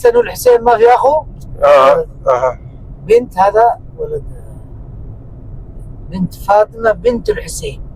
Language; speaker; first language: Arabic; non-native, learner; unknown